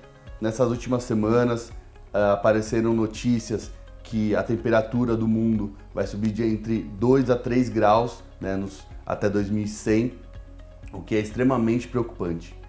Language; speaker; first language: Portuguese; native; Portuguese